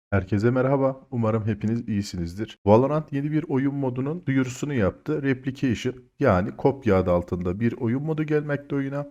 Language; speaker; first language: Turkish; native; Turkish